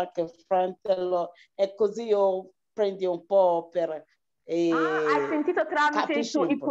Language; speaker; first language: Italian; non-native, learner; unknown